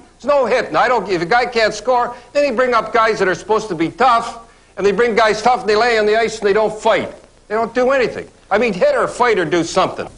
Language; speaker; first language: English; native; English